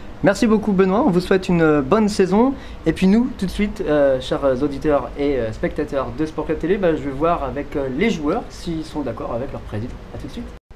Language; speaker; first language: French; native; French